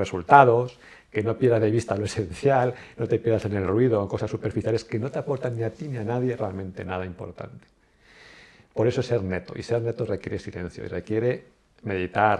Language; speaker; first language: Spanish; native; Spanish